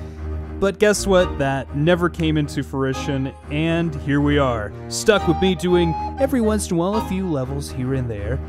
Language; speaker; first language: English; native; English